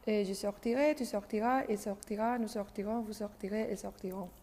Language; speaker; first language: French; non-native, fluent; Spanish